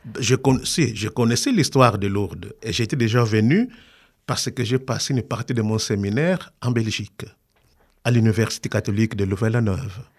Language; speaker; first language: French; non-native, local second language; Kongo